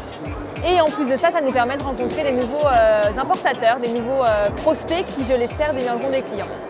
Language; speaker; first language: French; native; French